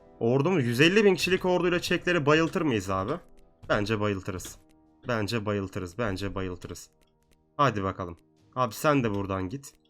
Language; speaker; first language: Turkish; native; Turkish